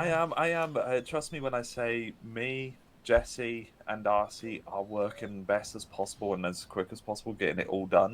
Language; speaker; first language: English; native; English